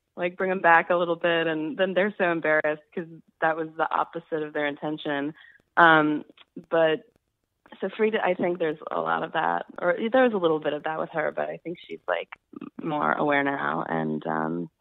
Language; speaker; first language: English; native; English